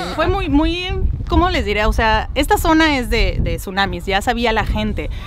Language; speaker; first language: Spanish; native; Spanish